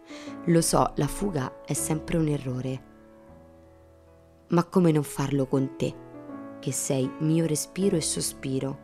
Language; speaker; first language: Italian; native; Italian